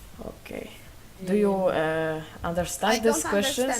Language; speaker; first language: English; non-native, learner; Polish